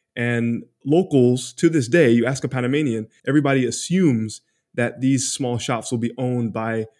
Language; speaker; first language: English; early bilingual, other home language; Spanish